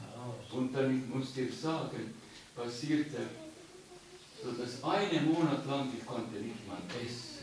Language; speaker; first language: German; non-native, learner; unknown